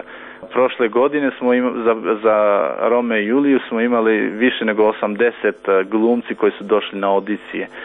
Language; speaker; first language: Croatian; non-native, local second language; Albanian